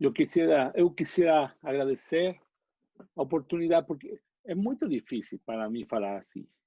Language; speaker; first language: Portuguese; non-native, learner; Spanish